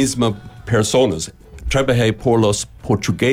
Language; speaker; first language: Spanish; non-native, learner; English